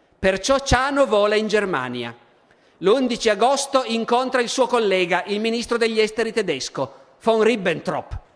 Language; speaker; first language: Italian; native; Italian